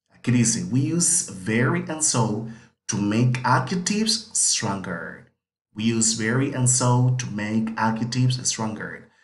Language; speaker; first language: English; non-native, fluent; Spanish